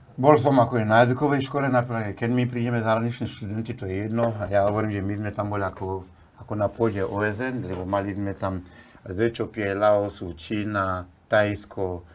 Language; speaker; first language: Slovak; non-native, fluent; Bambara